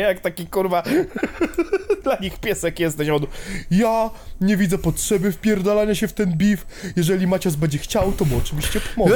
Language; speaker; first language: Polish; native; Polish